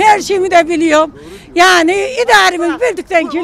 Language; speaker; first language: Turkish; native; Turkish